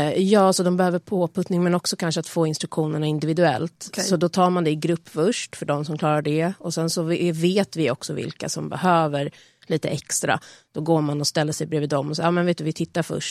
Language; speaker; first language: Swedish; native; Swedish